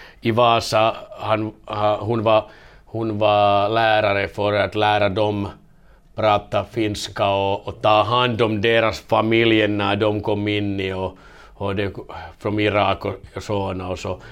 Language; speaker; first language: Swedish; non-native, learner; Finnish